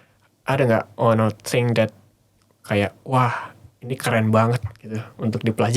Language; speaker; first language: Indonesian; native; Indonesian